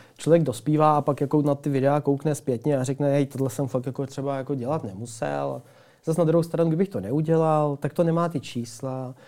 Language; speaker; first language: Czech; early bilingual, other home language; Ukrainian